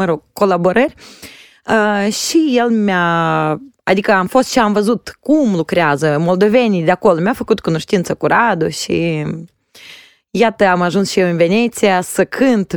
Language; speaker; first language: Romanian; native; Romanian